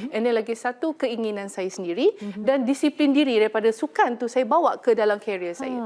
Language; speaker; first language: Malay; native; Malay